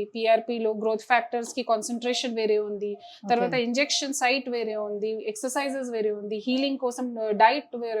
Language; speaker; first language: Telugu; non-native, fluent; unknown